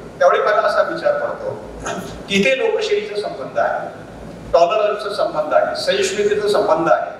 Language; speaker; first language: Marathi; native; Marathi